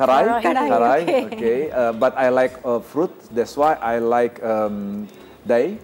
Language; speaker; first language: English; non-native, fluent; Indonesian